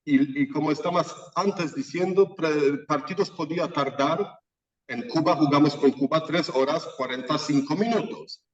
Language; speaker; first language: Spanish; non-native, fluent; Polish